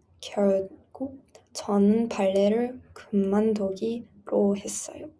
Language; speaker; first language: Korean; non-native, learner; English